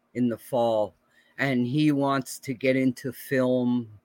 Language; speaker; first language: English; native; English